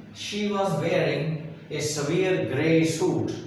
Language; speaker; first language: English; non-native, local second language; Urdu